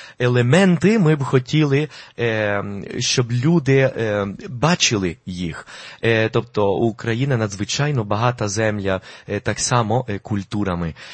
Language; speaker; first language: Ukrainian; non-native, fluent; Spanish